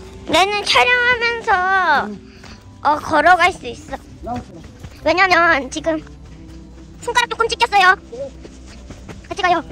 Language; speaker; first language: Korean; early bilingual, other home language; Tibetan